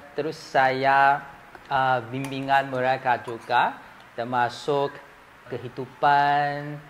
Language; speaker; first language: Indonesian; non-native, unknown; Chinese